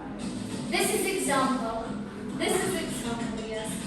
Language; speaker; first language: English; non-native, fluent; Uzbek